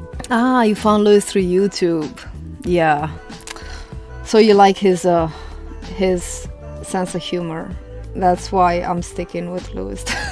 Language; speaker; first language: English; non-native, fluent; Romanian